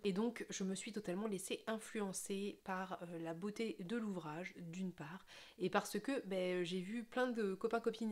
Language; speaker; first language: French; native; French